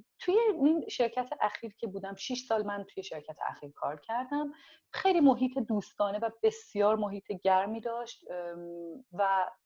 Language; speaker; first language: Persian; non-native, local second language; Azerbaijani